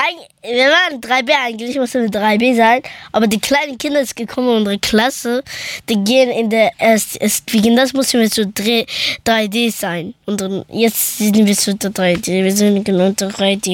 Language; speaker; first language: German; early bilingual, other home language; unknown